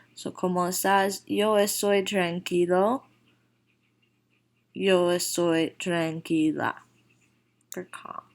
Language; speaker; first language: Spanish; non-native, fluent; English